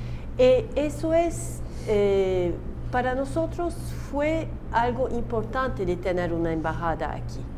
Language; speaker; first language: Spanish; non-native, learner; Turkish